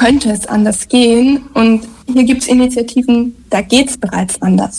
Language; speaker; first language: German; native; German